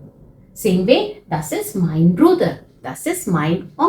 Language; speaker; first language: German; non-native, fluent; Hindi